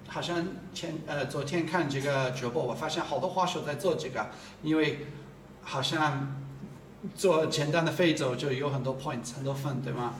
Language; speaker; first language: Chinese; non-native, fluent; English